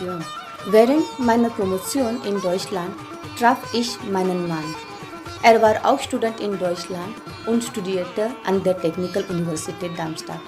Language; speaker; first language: German; non-native, fluent; Marathi